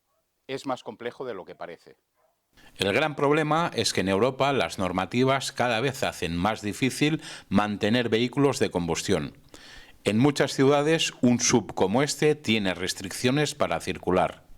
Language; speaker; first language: Spanish; native; Spanish